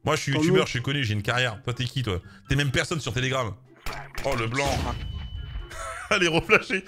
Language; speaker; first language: French; native; French